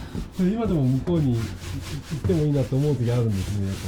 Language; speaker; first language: Japanese; native; Japanese